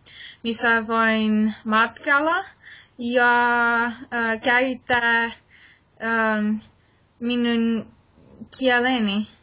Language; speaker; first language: Finnish; non-native, learner; English